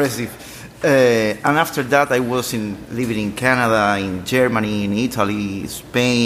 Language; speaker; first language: English; non-native, learner; Spanish